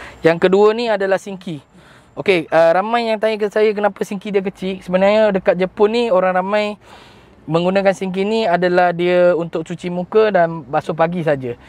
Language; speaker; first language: Malay; non-native, local second language; Chinese